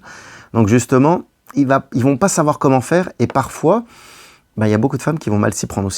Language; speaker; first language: French; native; French